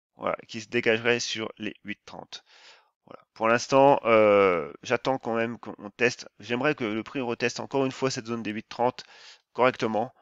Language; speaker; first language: French; native; French